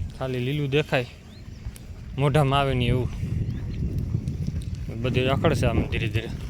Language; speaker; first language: Gujarati; native; Gujarati